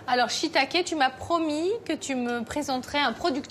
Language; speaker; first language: French; native; French